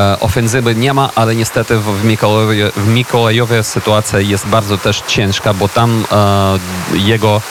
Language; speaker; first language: Polish; non-native, fluent; Ukrainian